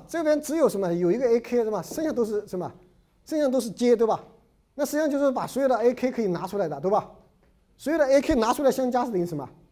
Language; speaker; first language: Chinese; native; Chinese